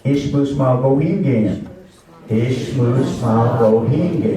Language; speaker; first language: German; non-native, learner; English